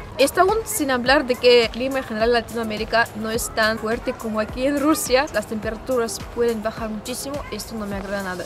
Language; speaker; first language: Spanish; non-native, fluent; Russian